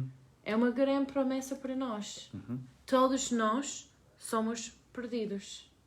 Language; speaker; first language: Portuguese; non-native, learner; English